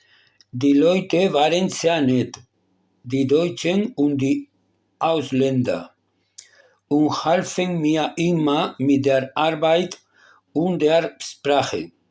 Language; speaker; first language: German; non-native, learner; Spanish